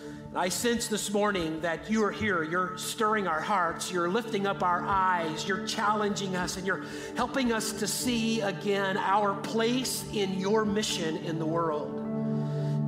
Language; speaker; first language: English; native; English